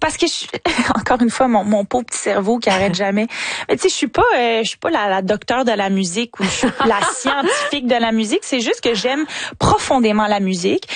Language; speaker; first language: French; native; French